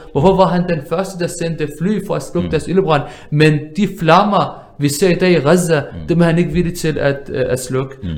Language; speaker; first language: Danish; early bilingual, other home language; Arabic